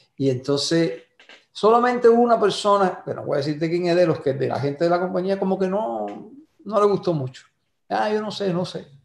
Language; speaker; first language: Spanish; native; Spanish